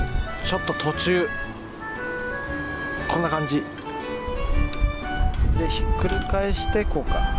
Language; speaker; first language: Japanese; native; Japanese